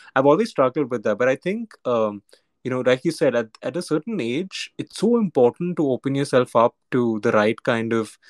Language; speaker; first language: English; non-native, local second language; Hindi